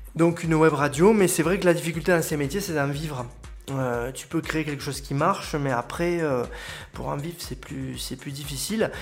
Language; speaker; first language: French; native; French